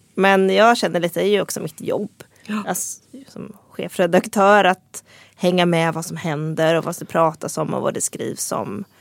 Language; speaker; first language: Swedish; native; Swedish